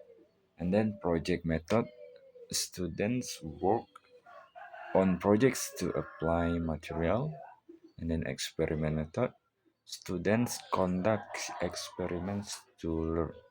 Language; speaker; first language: English; non-native, learner; Indonesian